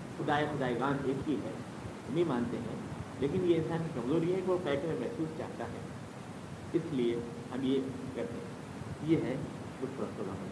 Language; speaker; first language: Urdu; native; Urdu